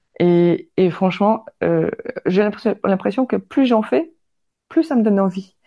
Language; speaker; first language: French; non-native, fluent; Polish